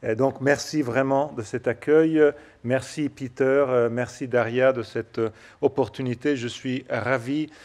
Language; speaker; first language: French; non-native, fluent; Italian